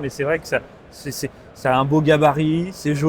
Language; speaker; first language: French; native; French